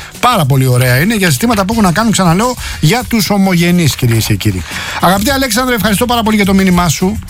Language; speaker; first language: Greek; native; Greek